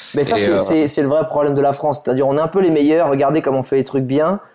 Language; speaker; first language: French; native; French